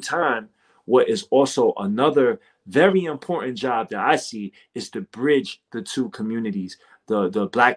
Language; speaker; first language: English; native; English